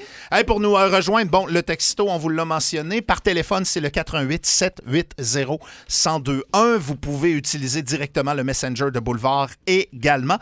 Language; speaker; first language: French; native; French